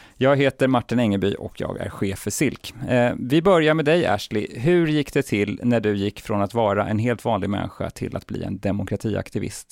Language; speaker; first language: Swedish; native; Swedish